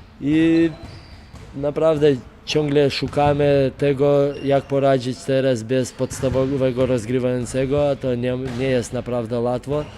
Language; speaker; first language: Polish; non-native, fluent; Lithuanian